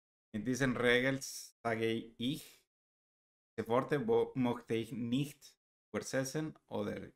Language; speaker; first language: German; non-native, learner; Spanish